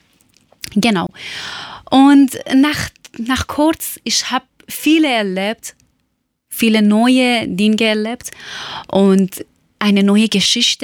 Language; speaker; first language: German; non-native, fluent; Persian